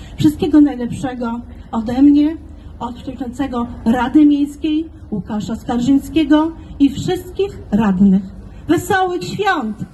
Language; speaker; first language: Polish; native; Polish